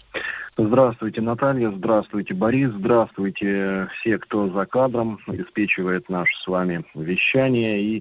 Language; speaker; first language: Russian; native; Russian